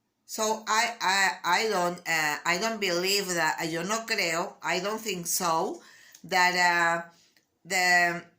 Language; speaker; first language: English; non-native, learner; Spanish